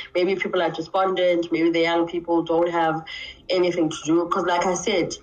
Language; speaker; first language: English; non-native, local second language; Xhosa